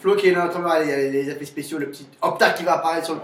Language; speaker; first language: French; native; French